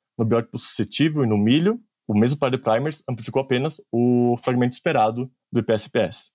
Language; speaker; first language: Portuguese; native; Portuguese